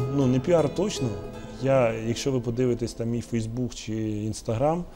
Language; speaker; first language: Ukrainian; native; Ukrainian